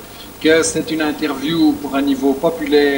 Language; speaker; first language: French; native; French